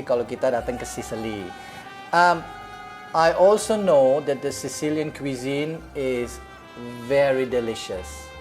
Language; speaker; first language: English; non-native, fluent; Indonesian